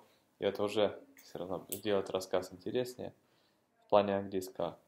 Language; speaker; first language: Russian; native; Russian